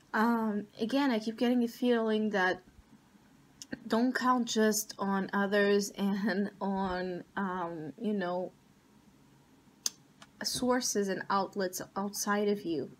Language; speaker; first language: English; non-native, fluent; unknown